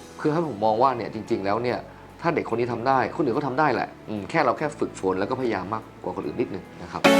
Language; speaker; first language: Thai; native; Thai